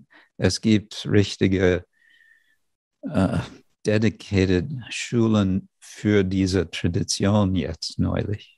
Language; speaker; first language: German; non-native, fluent; English